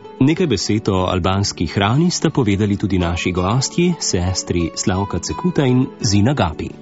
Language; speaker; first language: Slovenian; native; Slovenian